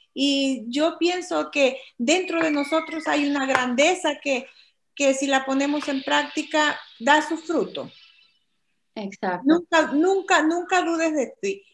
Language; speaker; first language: Spanish; native; Spanish